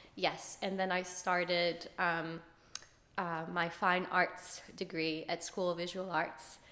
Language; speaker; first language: English; early bilingual, other home language; Hebrew